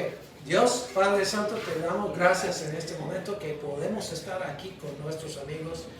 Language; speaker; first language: Spanish; non-native, learner; English